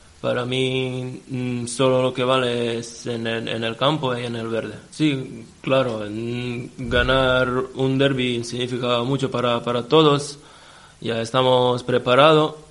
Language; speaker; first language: Spanish; non-native, fluent; Serbian